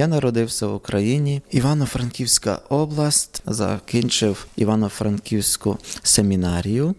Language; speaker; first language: Polish; non-native, learner; Ukrainian